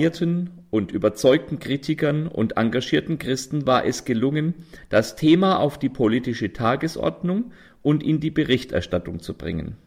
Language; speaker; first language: German; native; German